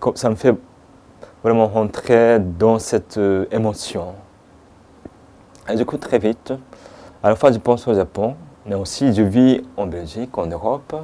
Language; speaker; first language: French; non-native, fluent; Japanese